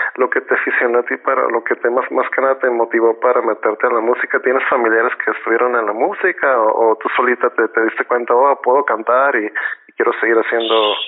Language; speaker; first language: Spanish; native; Spanish